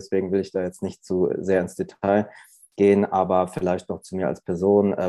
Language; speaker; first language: German; early bilingual, other home language; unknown